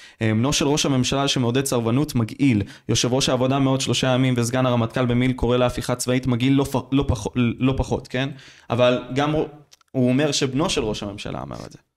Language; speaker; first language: Hebrew; native; Hebrew